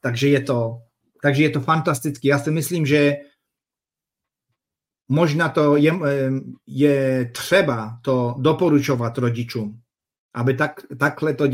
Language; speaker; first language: Czech; non-native, fluent; Polish